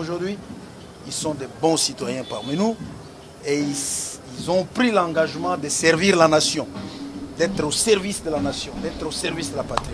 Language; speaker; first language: French; non-native, local second language; Lingala